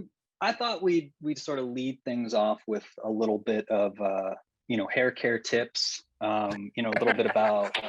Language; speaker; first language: English; native; English